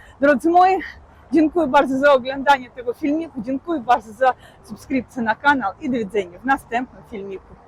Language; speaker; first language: Polish; non-native, fluent; Russian